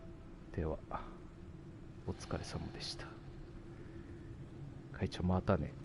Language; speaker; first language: Japanese; native; Japanese